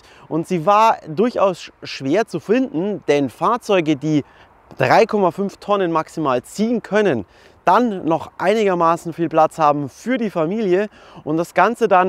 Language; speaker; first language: German; native; German